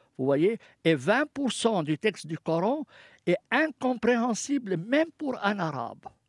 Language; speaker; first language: French; non-native, fluent; Arabic